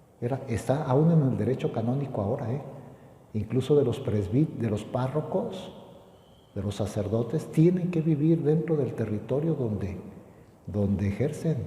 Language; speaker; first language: Spanish; native; Spanish